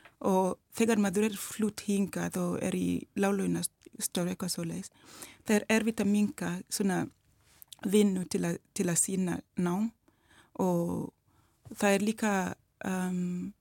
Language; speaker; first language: Icelandic; non-native, learner; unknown